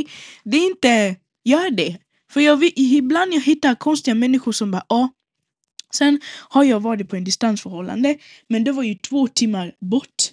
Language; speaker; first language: Swedish; non-native, local second language; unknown